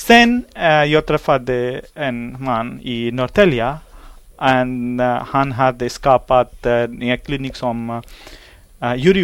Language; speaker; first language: Swedish; non-native, learner; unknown